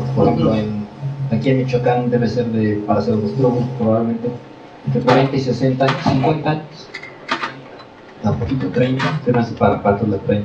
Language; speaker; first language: Spanish; native; Spanish